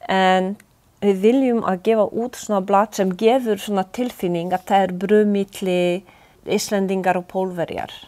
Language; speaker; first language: Icelandic; non-native, learner; Polish